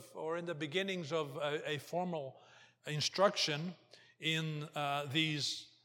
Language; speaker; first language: English; early bilingual, other home language; Portuguese